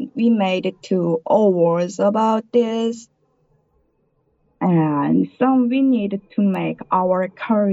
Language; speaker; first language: English; non-native, learner; Korean